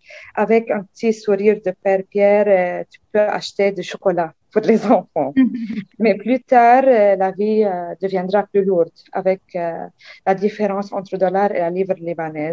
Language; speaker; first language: French; non-native, local second language; Arabic